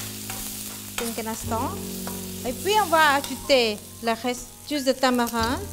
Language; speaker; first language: French; non-native, fluent; Thai